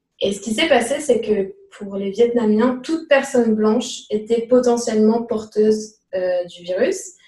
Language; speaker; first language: French; native; French